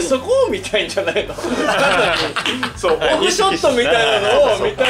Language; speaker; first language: Japanese; native; Japanese